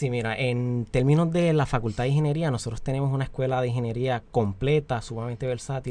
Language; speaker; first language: Spanish; native; Spanish